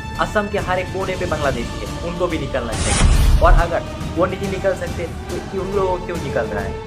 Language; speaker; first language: Hindi; non-native, local second language; Bangla